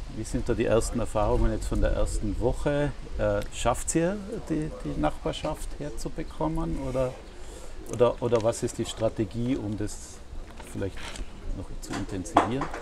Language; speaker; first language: German; native; German